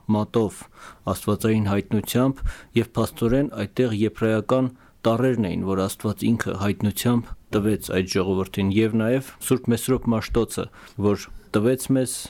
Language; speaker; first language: Armenian; native; Armenian